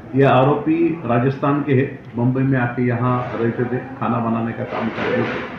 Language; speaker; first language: Hindi; non-native, local second language; Marathi